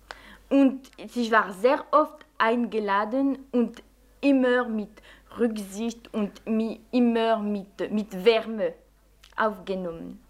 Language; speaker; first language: German; non-native, learner; French